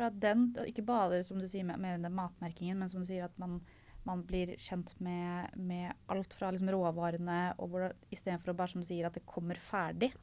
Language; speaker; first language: Norwegian; native; Norwegian